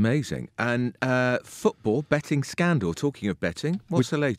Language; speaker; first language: English; native; English